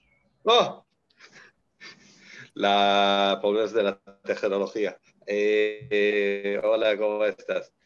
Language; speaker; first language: Spanish; non-native, learner; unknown